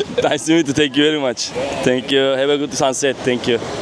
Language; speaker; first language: English; non-native, learner; Turkish